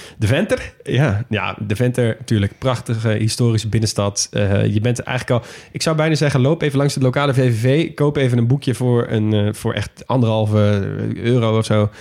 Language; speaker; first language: Dutch; native; Dutch